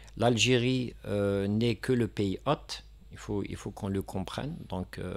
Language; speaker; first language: French; non-native, local second language; Kabyle